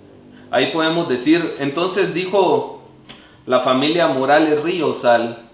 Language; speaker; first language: Spanish; native; Spanish